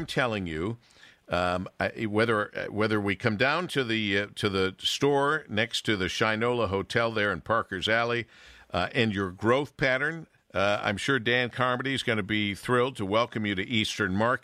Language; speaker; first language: English; native; English